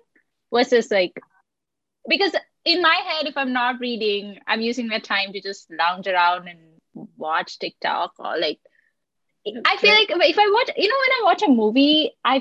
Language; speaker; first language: English; non-native, local second language; Sinhala